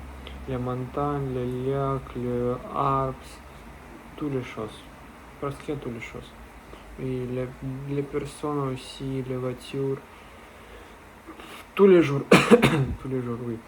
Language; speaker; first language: French; non-native, learner; Russian